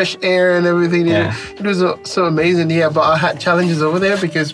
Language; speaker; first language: English; non-native, local second language; Yoruba